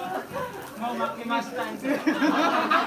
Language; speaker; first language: Japanese; non-native, learner; Cebuano